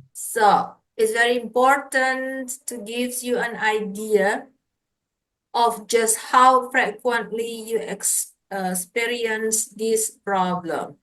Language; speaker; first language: English; non-native, fluent; Indonesian